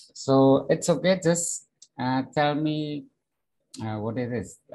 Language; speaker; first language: English; non-native, fluent; Indonesian